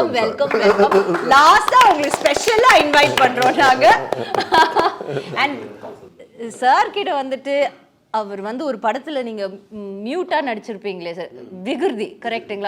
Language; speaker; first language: Tamil; native; Tamil